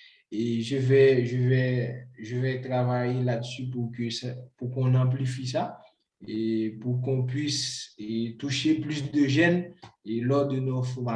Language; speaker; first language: French; non-native, local second language; Haitian Creole